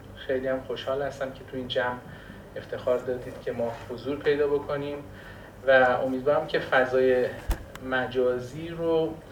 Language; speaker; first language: Persian; non-native, local second language; Baluchi